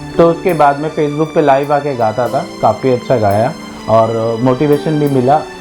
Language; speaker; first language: Hindi; non-native, local second language; Malayalam